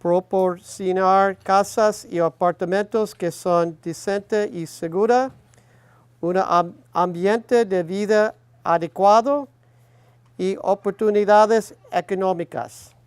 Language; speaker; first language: Spanish; non-native, learner; English